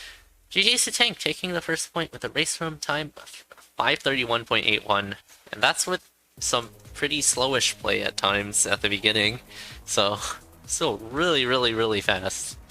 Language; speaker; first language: English; native; English